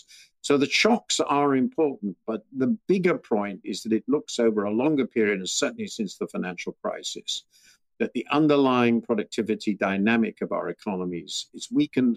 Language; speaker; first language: English; native; English